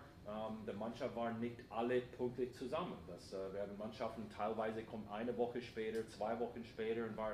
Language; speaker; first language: German; non-native, fluent; English